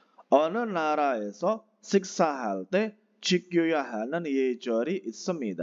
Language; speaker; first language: Korean; non-native, fluent; Indonesian